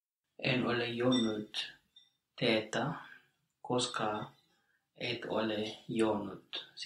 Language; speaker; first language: Finnish; non-native, learner; English